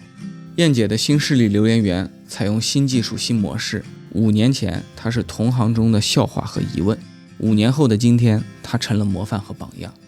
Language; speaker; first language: Chinese; native; Chinese